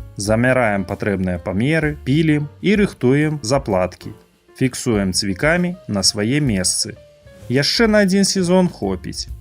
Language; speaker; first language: Belarusian; native; Belarusian